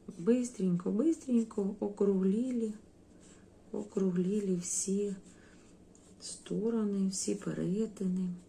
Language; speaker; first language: Ukrainian; non-native, local second language; Russian